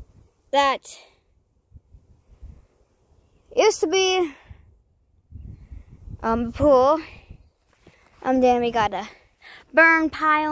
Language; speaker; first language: English; native; English